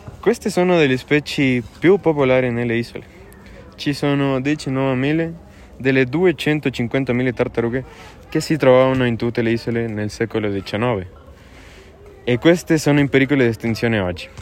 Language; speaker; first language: Italian; non-native, learner; Spanish